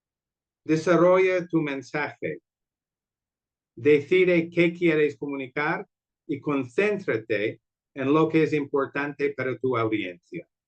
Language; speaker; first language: Spanish; non-native, fluent; English